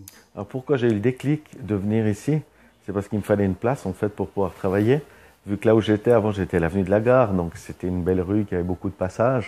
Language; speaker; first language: French; native; French